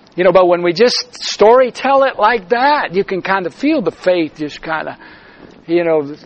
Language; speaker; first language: English; native; English